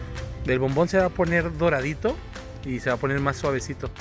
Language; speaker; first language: Spanish; native; Spanish